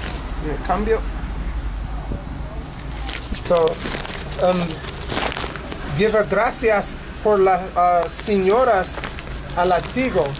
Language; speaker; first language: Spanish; non-native, learner; English